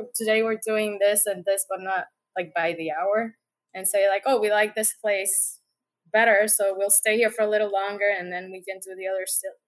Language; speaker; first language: English; non-native, fluent; Spanish